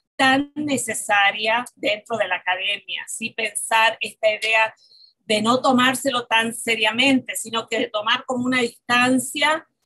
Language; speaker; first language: Spanish; native; Spanish